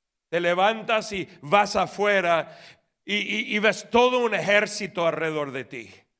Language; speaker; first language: Spanish; non-native, fluent; English